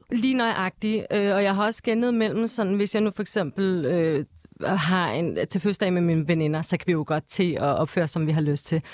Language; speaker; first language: Danish; early bilingual, other home language; Turkish